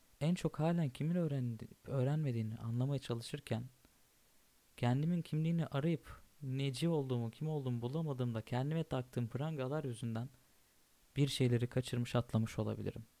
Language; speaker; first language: Turkish; native; Turkish